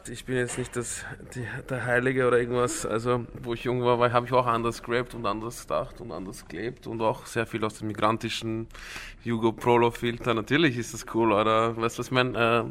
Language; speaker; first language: German; early bilingual, other home language; Croatian